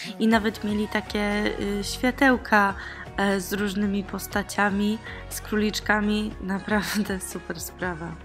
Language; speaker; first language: Polish; early bilingual, heritage; Polish